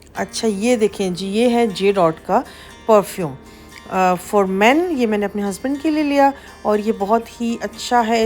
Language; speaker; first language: Urdu; native; Urdu